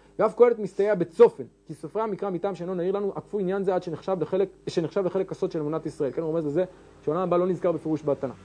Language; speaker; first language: Hebrew; native; Hebrew